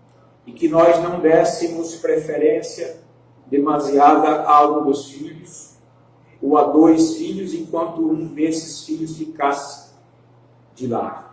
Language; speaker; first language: Portuguese; native; Portuguese